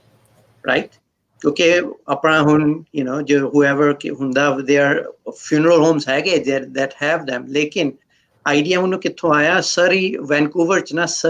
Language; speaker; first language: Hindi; non-native, local second language; Punjabi